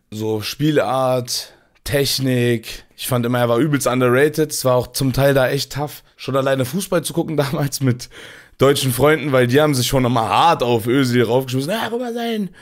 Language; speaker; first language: German; early bilingual, other home language; Turkish